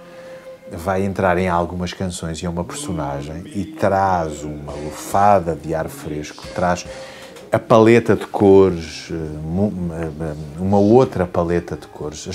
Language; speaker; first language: Portuguese; native; Portuguese